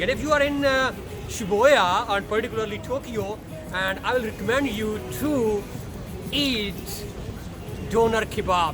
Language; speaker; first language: English; non-native, learner; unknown